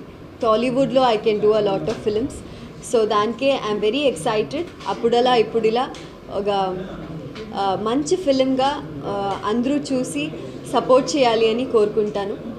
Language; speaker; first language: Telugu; non-native, local second language; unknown